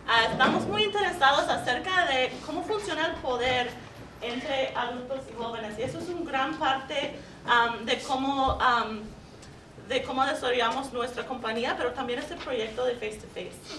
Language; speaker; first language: Spanish; non-native, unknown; English